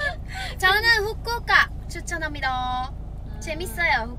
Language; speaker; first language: Korean; non-native, fluent; Japanese